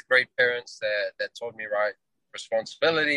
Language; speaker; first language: English; native; English